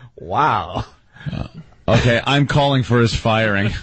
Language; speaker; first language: English; native; English